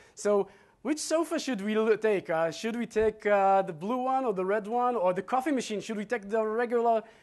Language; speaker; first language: English; non-native, fluent; Hebrew